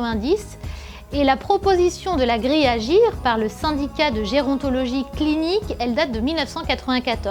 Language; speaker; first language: French; native; French